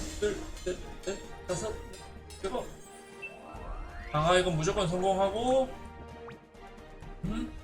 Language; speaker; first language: Korean; native; Korean